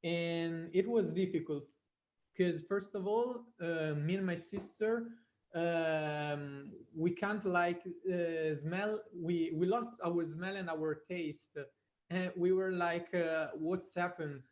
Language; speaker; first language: English; non-native, fluent; Italian